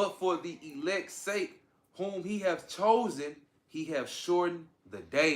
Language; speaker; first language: English; native; English